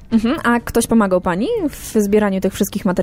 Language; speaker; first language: Polish; native; Polish